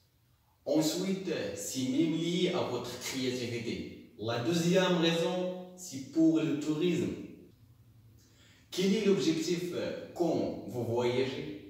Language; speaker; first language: French; non-native, local second language; Arabic